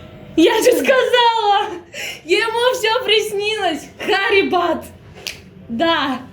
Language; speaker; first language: Russian; native; Russian